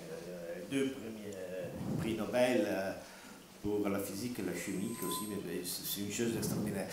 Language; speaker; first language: French; non-native, learner; Italian